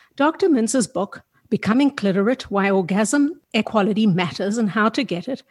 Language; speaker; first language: English; native; English